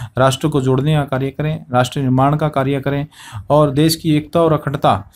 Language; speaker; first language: Hindi; native; Hindi